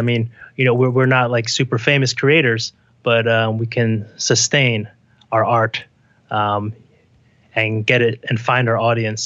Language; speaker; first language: English; native; English